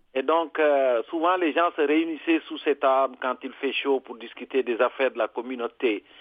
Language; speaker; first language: French; non-native, local second language; Serer